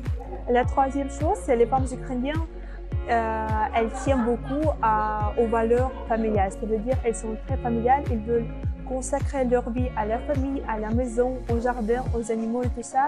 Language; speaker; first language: French; non-native, fluent; Russian